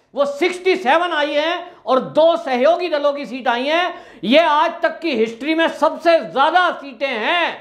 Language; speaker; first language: Hindi; native; Hindi